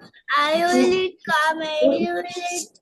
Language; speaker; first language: English; non-native, learner; Bangla